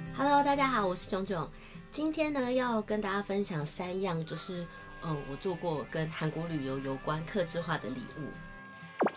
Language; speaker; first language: Chinese; native; Chinese